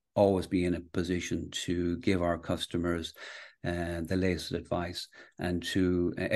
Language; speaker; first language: English; native; English